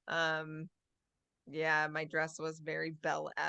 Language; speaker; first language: English; native; English